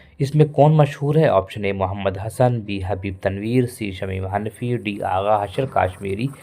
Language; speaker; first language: Hindi; native; Hindi